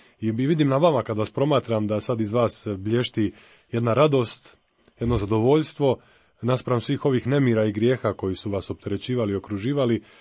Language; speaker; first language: Croatian; native; Croatian